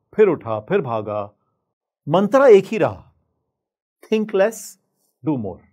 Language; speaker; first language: Hindi; native; Hindi